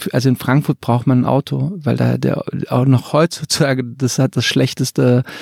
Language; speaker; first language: German; early bilingual, other home language; Croatian